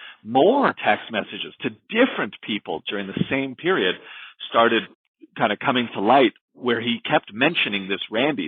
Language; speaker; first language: English; native; English